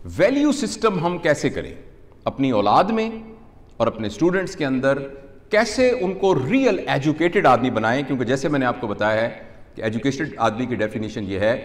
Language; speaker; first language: Urdu; non-native, local second language; Punjabi